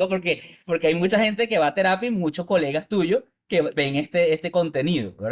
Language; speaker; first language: Spanish; native; Spanish